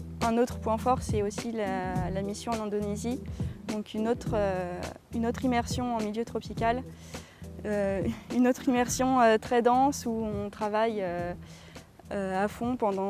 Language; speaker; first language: French; native; French